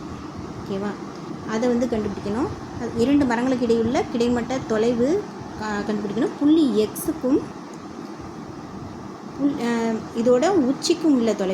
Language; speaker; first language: Tamil; native; Tamil